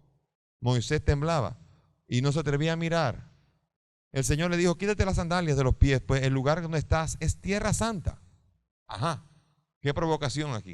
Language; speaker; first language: Spanish; native; Spanish